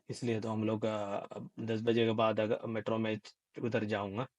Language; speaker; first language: Hindi; non-native, local second language; Malayalam